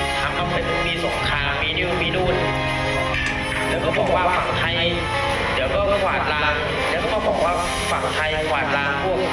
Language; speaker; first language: Thai; non-native, fluent; Khmer